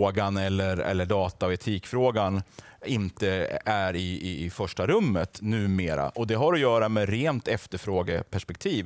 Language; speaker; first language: Swedish; native; Swedish